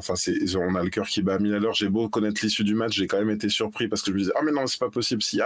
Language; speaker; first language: French; native; French